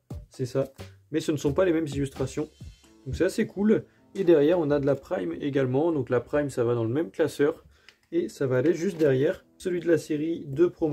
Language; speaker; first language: French; native; French